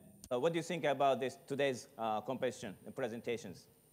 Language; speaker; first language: English; non-native, fluent; Japanese